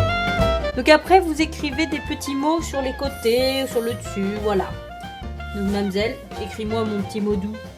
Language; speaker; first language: French; native; French